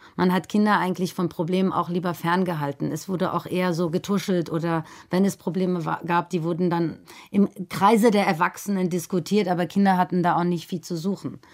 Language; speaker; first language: German; early bilingual, other home language; Persian